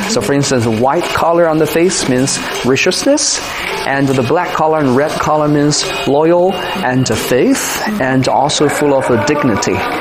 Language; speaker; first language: English; non-native, fluent; Chinese